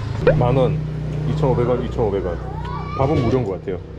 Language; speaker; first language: Korean; native; Korean